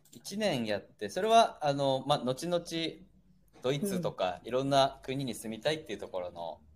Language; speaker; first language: Japanese; native; Japanese